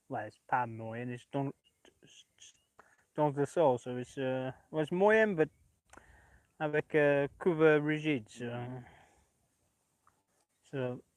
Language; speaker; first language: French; non-native, learner; English